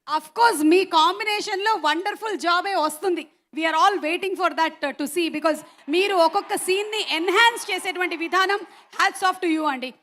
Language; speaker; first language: Telugu; native; Telugu